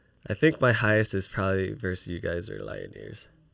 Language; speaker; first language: English; early bilingual, other home language; Chinese